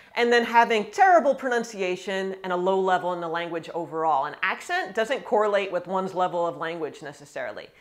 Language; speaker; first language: English; native; English